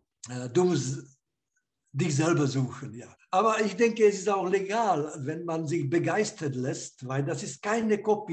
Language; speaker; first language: German; non-native, fluent; Slovak